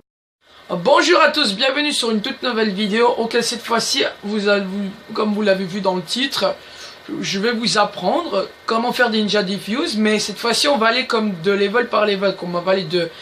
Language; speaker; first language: French; native; French